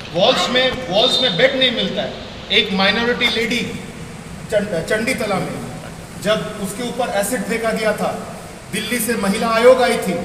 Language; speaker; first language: Hindi; non-native, local second language; Bangla